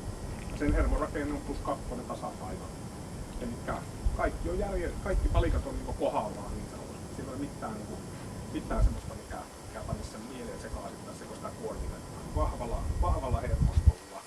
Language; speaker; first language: Finnish; native; Finnish